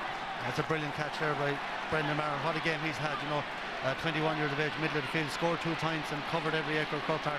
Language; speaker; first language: English; native; English